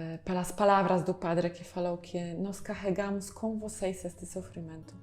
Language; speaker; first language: Portuguese; non-native, fluent; Polish